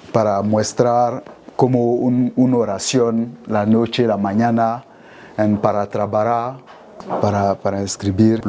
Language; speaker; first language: Spanish; non-native, learner; French